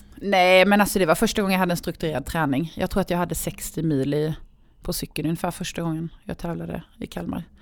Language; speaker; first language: Swedish; native; Swedish